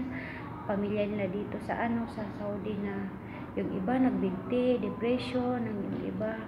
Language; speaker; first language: Filipino; non-native, local second language; Cebuano